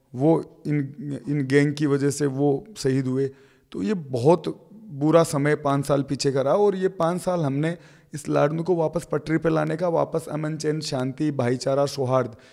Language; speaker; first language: Hindi; native; Hindi